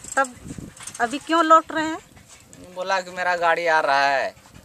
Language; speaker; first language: Hindi; native; Hindi